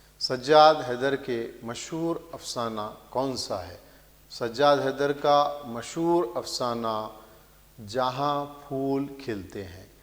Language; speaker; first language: Urdu; native; Urdu